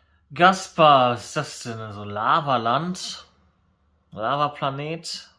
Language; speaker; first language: German; native; German